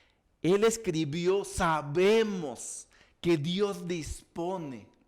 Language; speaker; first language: Spanish; native; Spanish